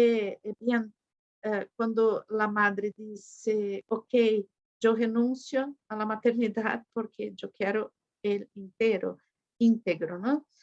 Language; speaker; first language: Spanish; non-native, fluent; Portuguese